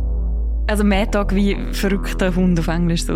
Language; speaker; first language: German; native; German